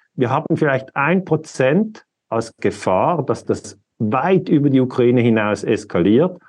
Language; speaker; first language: German; native; German